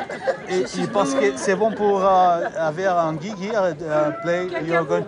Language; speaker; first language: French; non-native, learner; English